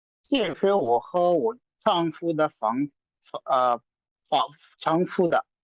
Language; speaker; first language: Chinese; non-native, learner; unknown